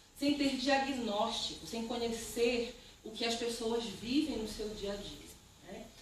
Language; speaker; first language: Portuguese; native; Portuguese